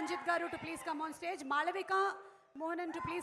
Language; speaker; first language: Telugu; native; Telugu